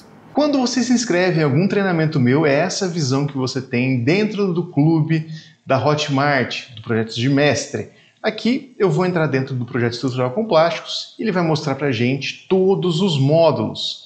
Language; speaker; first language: Portuguese; native; Portuguese